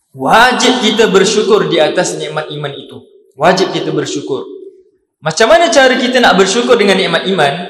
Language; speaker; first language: Malay; native; Malay